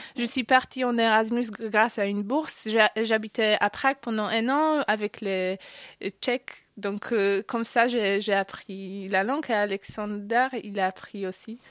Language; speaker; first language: French; non-native, fluent; Polish